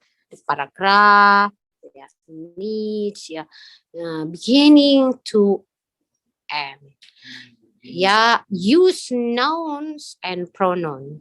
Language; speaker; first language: English; non-native, learner; Indonesian